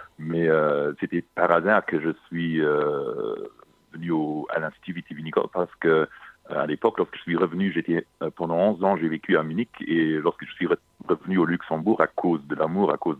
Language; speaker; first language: French; non-native, local second language; Luxembourgish